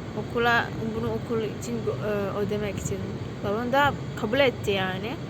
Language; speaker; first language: Turkish; non-native, learner; Indonesian